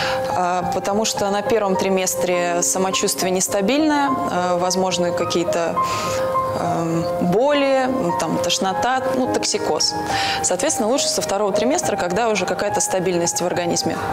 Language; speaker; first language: Russian; native; Russian